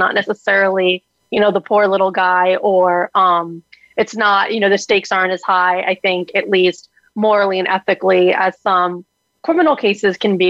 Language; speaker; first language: English; native; English